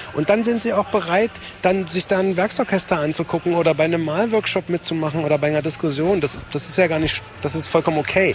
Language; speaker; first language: German; native; German